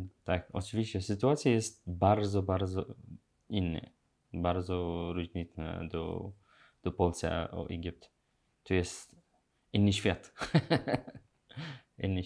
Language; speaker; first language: Polish; non-native, learner; Arabic